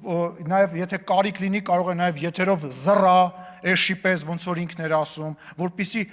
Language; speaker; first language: Armenian; native; Armenian